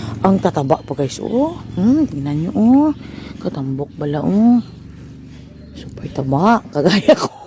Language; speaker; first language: Filipino; non-native, local second language; Hiligaynon